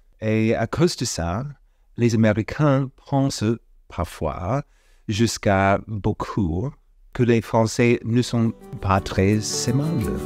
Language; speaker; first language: French; non-native, fluent; English